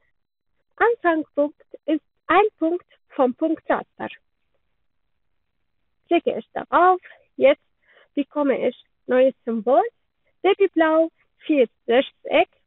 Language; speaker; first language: German; non-native, learner; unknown